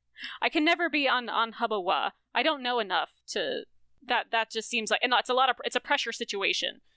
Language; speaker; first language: English; native; English